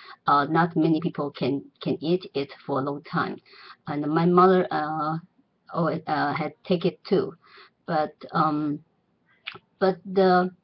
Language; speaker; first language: English; non-native, learner; Chinese